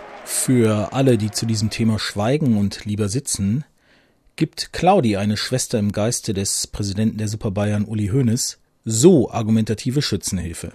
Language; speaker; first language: German; native; German